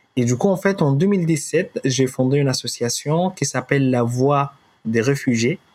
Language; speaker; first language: French; non-native, fluent; Arabic